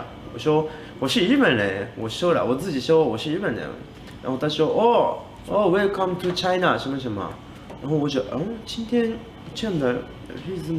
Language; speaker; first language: Chinese; non-native, learner; Japanese